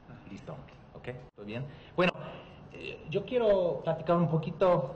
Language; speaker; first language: Spanish; non-native, learner; English